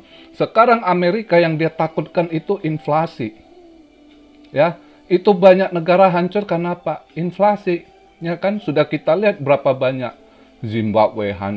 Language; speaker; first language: Indonesian; native; Indonesian